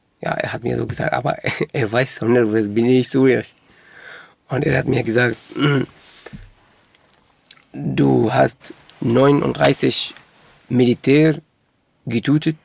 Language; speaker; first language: German; non-native, local second language; Arabic